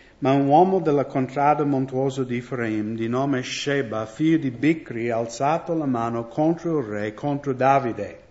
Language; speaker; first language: Italian; non-native, fluent; English